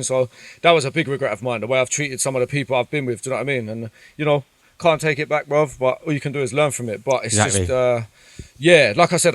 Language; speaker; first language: English; native; English